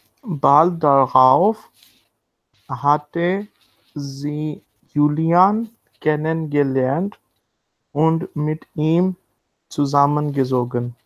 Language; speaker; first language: German; non-native, learner; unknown